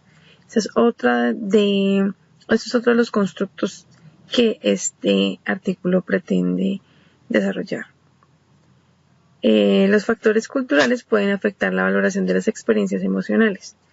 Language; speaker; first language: Spanish; native; Spanish